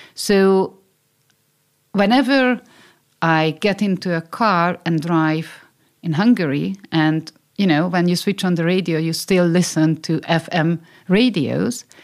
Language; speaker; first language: English; non-native, fluent; Hungarian